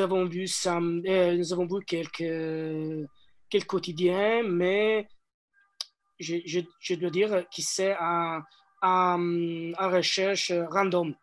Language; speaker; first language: French; non-native, learner; Italian